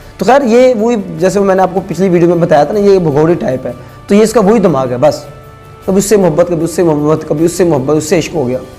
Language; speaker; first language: Urdu; non-native, local second language; Punjabi